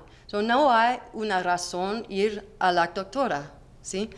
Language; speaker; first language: Spanish; non-native, learner; English